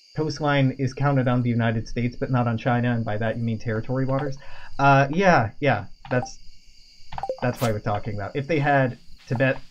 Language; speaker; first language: English; native; English